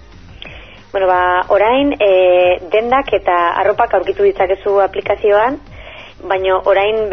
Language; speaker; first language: Basque; non-native, local second language; Spanish